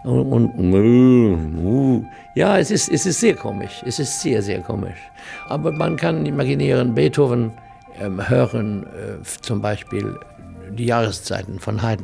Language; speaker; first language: German; non-native, learner; English